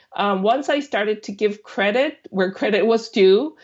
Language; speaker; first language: English; non-native, fluent; Korean